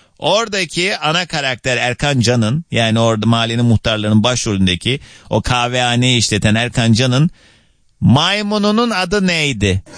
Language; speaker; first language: Turkish; native; Turkish